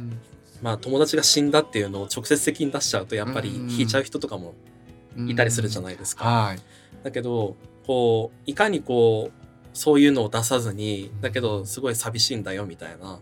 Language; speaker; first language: Japanese; native; Japanese